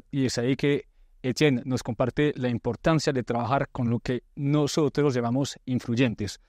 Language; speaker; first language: Spanish; non-native, fluent; French